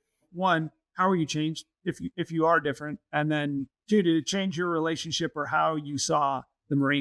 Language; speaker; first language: English; native; English